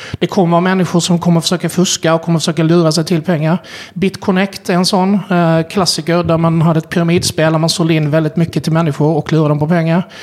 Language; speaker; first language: Swedish; native; Swedish